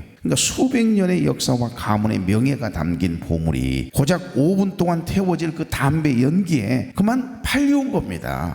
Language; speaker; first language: Korean; native; Korean